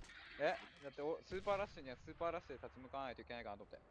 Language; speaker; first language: Japanese; native; Japanese